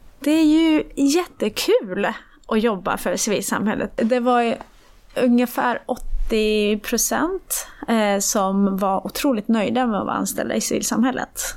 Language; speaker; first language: Swedish; early bilingual, other home language; Persian